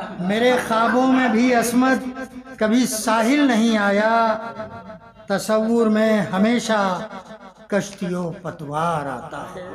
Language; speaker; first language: Urdu; native; Urdu